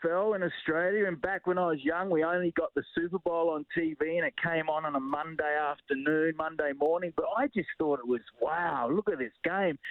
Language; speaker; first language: English; native; English